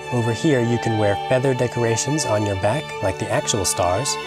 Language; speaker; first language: English; native; English